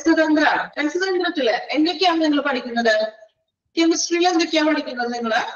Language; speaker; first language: Malayalam; native; Malayalam